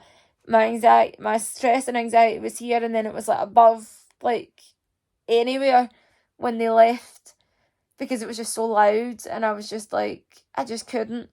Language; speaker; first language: English; native; English